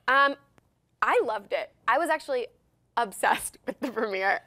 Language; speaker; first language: English; native; English